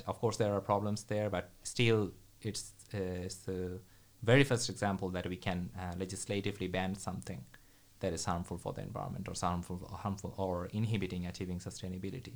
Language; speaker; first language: English; non-native, local second language; Bangla